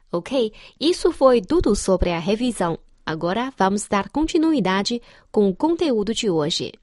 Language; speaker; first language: Portuguese; non-native, fluent; Chinese